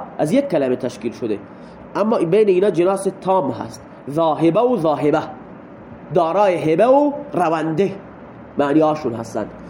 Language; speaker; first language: Persian; non-native, local second language; Baluchi